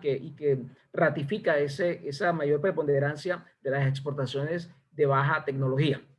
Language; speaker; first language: Spanish; native; Spanish